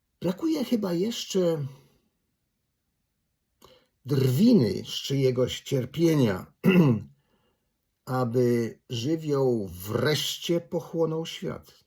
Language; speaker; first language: Polish; native; Polish